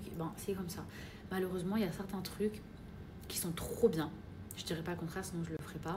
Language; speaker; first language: French; native; French